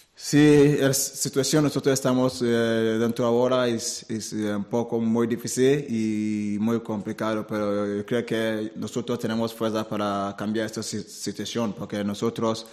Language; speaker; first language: Spanish; non-native, learner; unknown